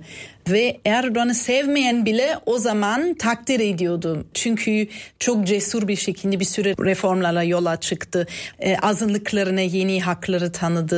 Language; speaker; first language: Turkish; non-native, fluent; German